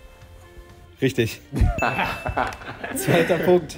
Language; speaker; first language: German; native; German